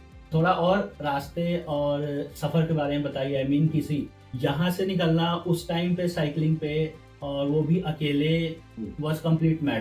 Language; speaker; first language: Hindi; native; Hindi